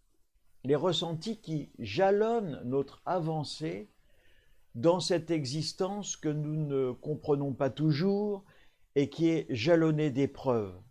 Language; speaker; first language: French; native; French